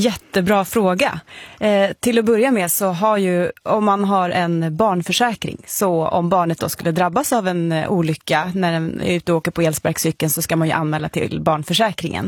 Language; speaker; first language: Swedish; native; Swedish